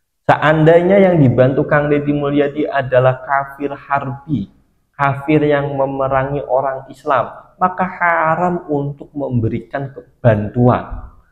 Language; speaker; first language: Indonesian; native; Indonesian